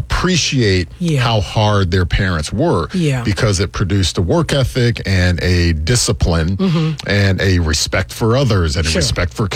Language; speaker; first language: English; native; English